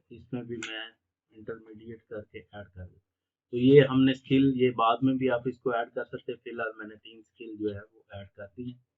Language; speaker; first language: Urdu; non-native, local second language; Punjabi